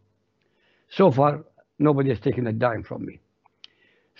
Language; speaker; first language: English; non-native, fluent; Arabic